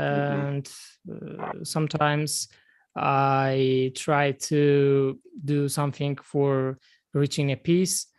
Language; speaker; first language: English; non-native, learner; Azerbaijani